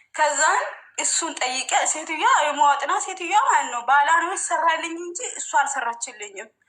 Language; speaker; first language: Amharic; non-native, local second language; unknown